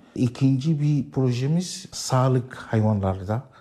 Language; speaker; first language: Turkish; non-native, learner; Arabic